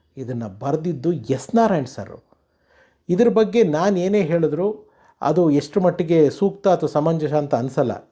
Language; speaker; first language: Kannada; native; Kannada